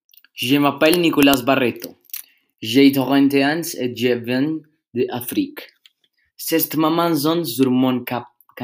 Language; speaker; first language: French; non-native, learner; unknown